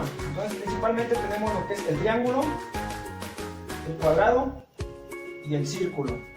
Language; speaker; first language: Spanish; native; Spanish